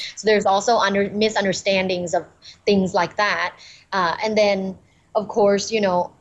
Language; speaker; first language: English; non-native, fluent; Thai